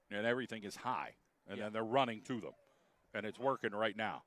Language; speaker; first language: English; native; English